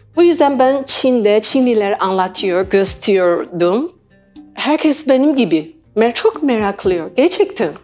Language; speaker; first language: Turkish; non-native, learner; Chinese